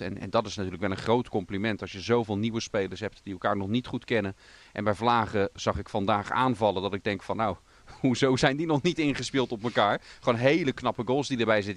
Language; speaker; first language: Dutch; native; Dutch